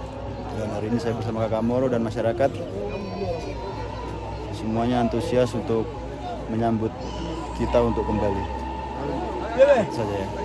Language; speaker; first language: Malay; non-native, local second language; Javanese